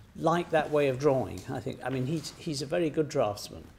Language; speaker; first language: English; native; English